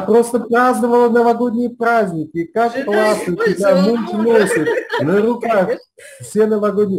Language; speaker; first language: Russian; native; Russian